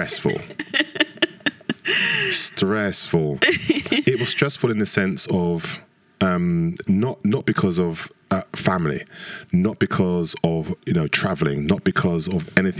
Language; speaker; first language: English; native; English